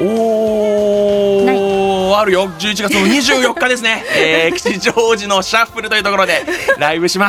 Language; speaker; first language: Japanese; native; Japanese